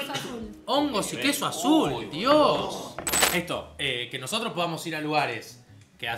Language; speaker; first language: Spanish; native; Spanish